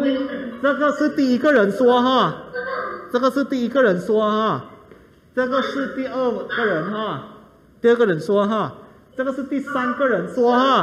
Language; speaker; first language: Chinese; non-native, fluent; Thai